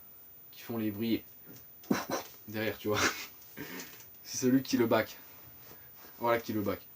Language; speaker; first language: French; native; French